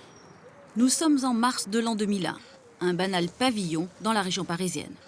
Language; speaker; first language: French; native; French